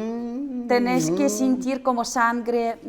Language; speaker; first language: Spanish; non-native, learner; Russian